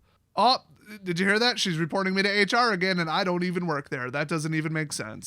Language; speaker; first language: English; native; English